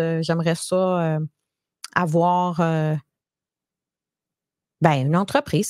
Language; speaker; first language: French; native; French